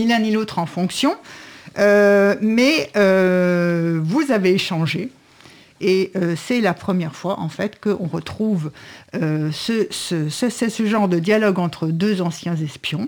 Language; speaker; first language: French; native; French